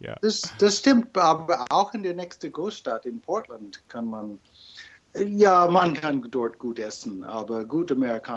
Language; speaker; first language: German; non-native, fluent; English